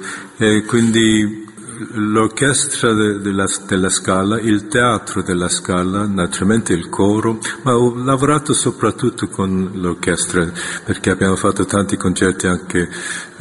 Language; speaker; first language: Italian; non-native, fluent; Korean